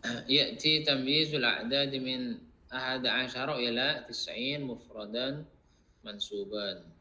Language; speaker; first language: Arabic; non-native, fluent; Indonesian